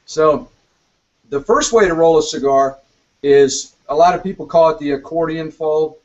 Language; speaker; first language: English; native; English